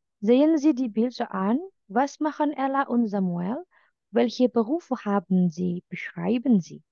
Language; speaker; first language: German; non-native, fluent; Indonesian